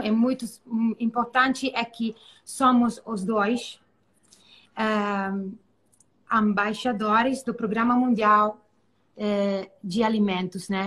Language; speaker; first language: Portuguese; non-native, learner; Italian